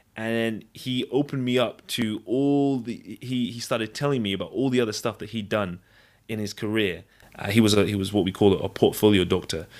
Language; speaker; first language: English; native; English